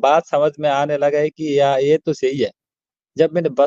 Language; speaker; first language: Hindi; non-native, learner; Bangla